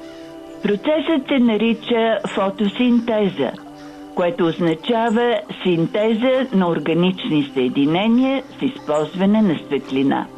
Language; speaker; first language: Bulgarian; native; Bulgarian